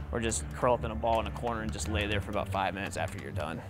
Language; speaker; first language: English; native; English